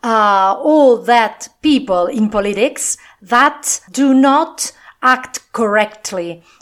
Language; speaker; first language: English; non-native, fluent; Italian